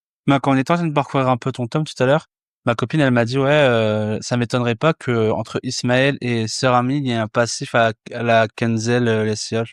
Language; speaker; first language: French; native; French